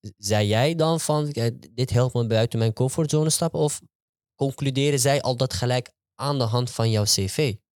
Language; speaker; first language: Dutch; early bilingual, heritage; Turkish